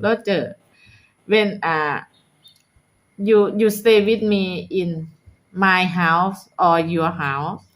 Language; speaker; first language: English; non-native, learner; Thai